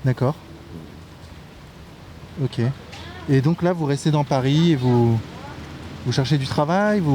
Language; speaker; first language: French; native; French